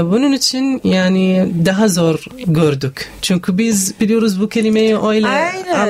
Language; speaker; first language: Turkish; non-native, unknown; Arabic